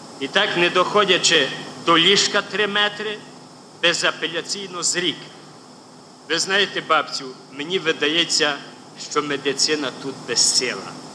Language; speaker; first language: Ukrainian; native; Ukrainian